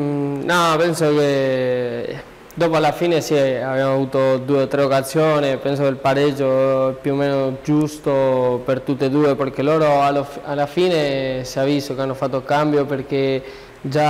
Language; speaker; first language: Italian; non-native, learner; Spanish